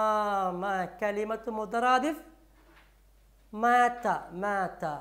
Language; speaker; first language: Arabic; non-native, fluent; Malayalam